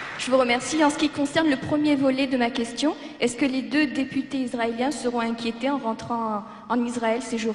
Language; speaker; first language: French; non-native, local second language; Arabic